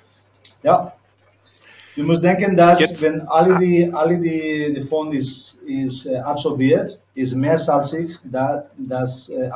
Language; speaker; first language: German; non-native, learner; Spanish